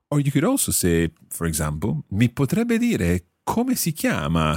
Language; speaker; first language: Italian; non-native, fluent; English